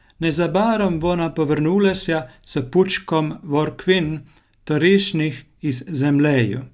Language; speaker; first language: Ukrainian; non-native, learner; Finnish